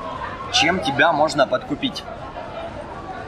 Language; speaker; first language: Russian; native; Russian